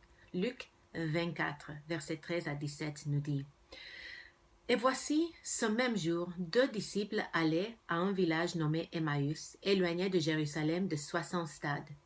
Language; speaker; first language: French; non-native, fluent; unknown